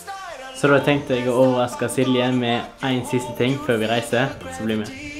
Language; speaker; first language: Norwegian; native; Norwegian